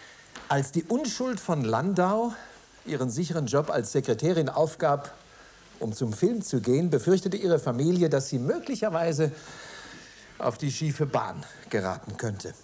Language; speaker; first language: German; native; German